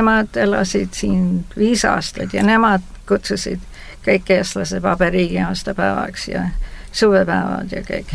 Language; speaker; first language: Estonian; early bilingual, heritage; Estonian